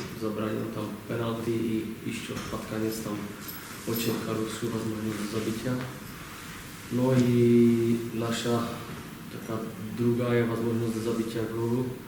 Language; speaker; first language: Russian; non-native, learner; Czech